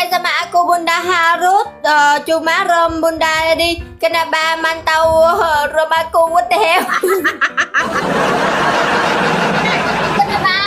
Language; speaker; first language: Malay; non-native, learner; Vietnamese